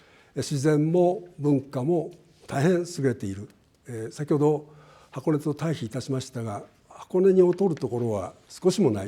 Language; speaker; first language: Japanese; native; Japanese